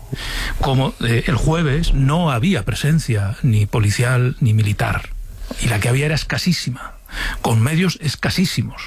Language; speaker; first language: Spanish; native; Spanish